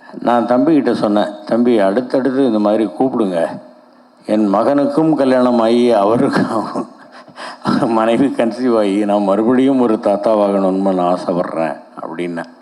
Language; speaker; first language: Tamil; native; Tamil